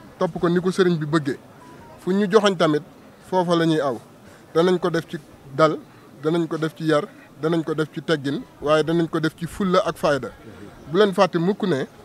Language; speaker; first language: Wolof; native; Wolof